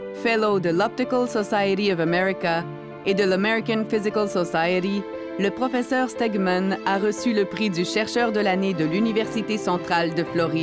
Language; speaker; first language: French; native; French